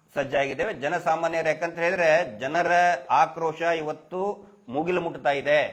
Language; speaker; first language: Kannada; native; Kannada